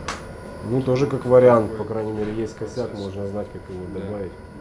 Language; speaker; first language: Russian; native; Russian